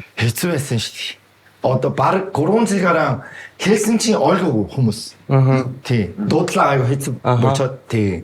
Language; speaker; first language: Mongolian; non-native, fluent; Korean